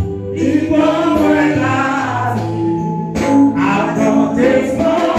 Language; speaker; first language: French; non-native, learner; Haitian Creole